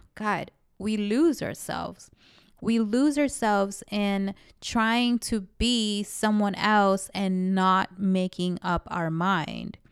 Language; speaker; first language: English; early bilingual, other home language; Spanish